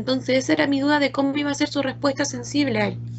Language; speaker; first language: Spanish; native; Spanish